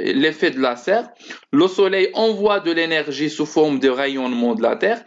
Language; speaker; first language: French; non-native, local second language; Arabic